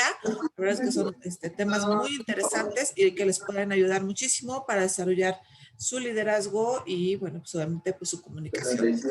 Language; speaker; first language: Spanish; native; Spanish